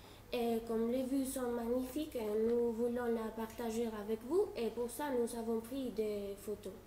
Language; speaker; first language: French; non-native, fluent; Spanish